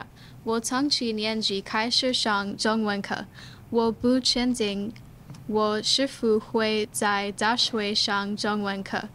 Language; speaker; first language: Chinese; non-native, learner; English